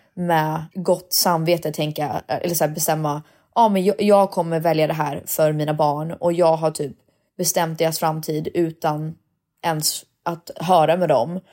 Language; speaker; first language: Swedish; early bilingual, heritage; Swedish